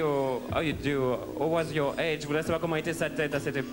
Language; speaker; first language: French; native; French